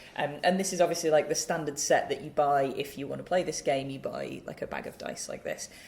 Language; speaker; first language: English; native; English